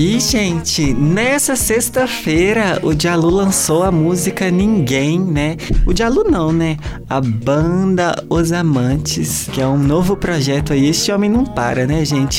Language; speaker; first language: Portuguese; native; Portuguese